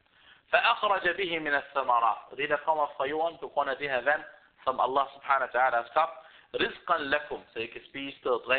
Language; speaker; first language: Danish; non-native, fluent; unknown